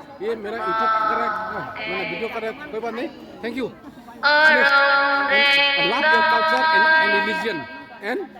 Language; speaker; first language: Hindi; non-native, local second language; Rongmei Naga